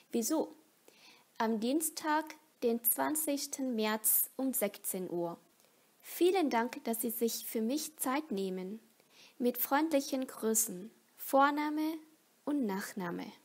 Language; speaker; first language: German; non-native, fluent; Vietnamese